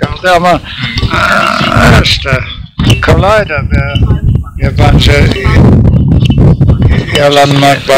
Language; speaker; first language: Turkish; non-native, learner; English